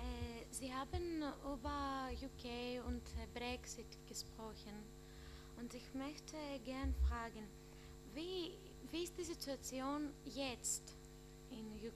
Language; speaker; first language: German; non-native, learner; Greek